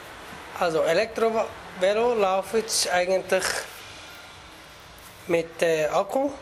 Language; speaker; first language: German; non-native, fluent; Kurdish